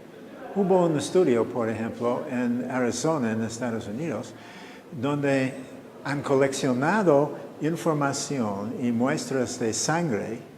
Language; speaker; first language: Spanish; non-native, fluent; English